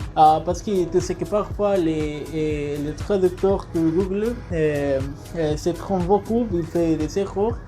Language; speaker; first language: French; non-native, learner; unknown